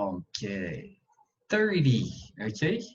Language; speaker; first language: English; non-native, fluent; Portuguese